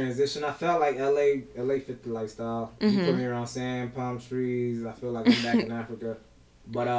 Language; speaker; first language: English; early bilingual, other home language; Lingala